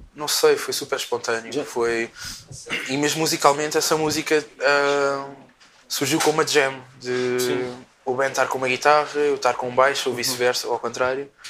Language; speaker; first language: Portuguese; native; Portuguese